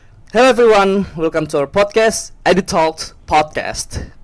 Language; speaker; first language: English; non-native, learner; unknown